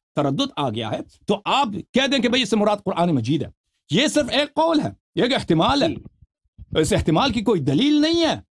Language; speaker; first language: Urdu; non-native, fluent; Persian